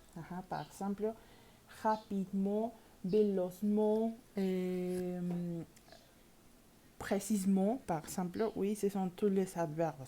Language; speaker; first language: French; non-native, learner; Spanish